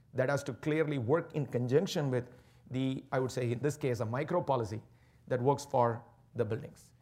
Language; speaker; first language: English; non-native, local second language; Tamil